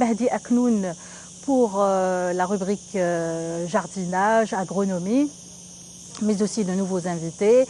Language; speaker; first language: French; non-native, local second language; Arabic